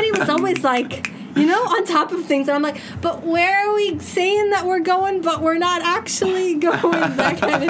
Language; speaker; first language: English; native; English